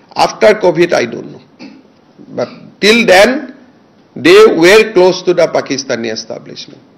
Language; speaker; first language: English; non-native, local second language; Assamese